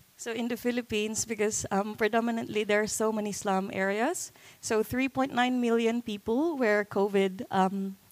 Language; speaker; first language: English; non-native, local second language; Cebuano